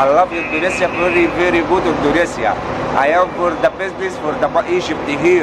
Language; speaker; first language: English; non-native, learner; Arabic